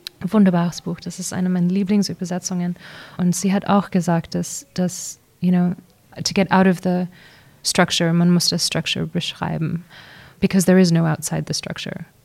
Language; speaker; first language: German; early bilingual, heritage; English